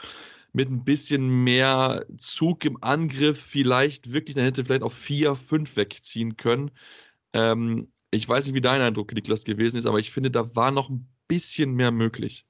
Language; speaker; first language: German; native; German